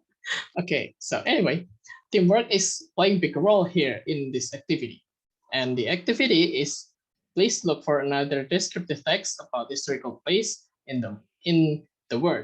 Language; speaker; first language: English; non-native, fluent; Indonesian